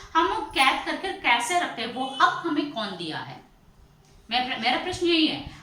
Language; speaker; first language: Hindi; non-native, local second language; Telugu